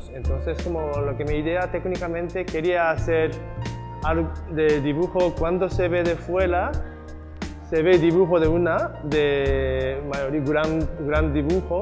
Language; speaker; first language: Spanish; non-native, learner; Japanese